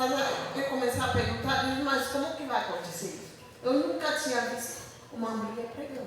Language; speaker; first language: Portuguese; non-native, learner; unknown